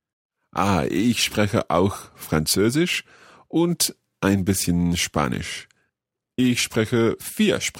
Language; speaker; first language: German; non-native, learner; English